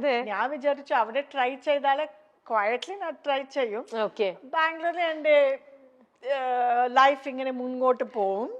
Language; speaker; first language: Malayalam; non-native, local second language; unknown